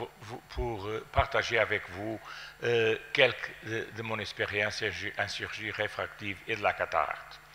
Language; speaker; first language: French; non-native, fluent; Portuguese